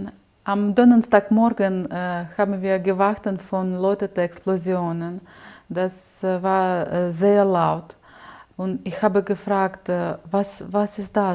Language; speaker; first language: German; non-native, learner; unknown